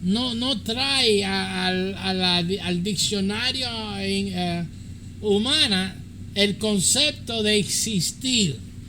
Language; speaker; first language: Spanish; early bilingual, heritage; English